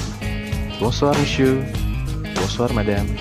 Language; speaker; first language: French; non-native, learner; Indonesian